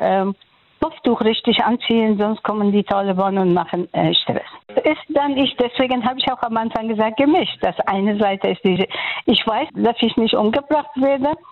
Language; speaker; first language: German; non-native, fluent; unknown